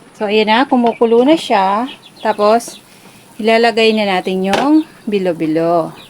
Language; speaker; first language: Filipino; non-native, local second language; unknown